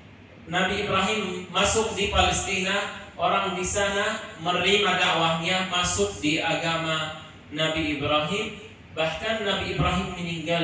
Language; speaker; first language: Indonesian; non-native, fluent; Arabic